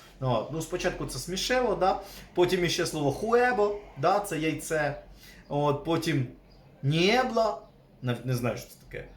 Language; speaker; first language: Ukrainian; native; Ukrainian